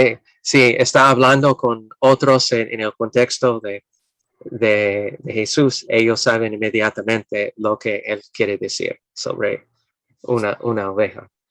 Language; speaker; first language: Spanish; non-native, fluent; English